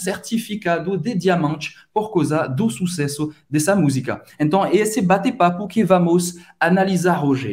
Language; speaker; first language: Portuguese; non-native, fluent; French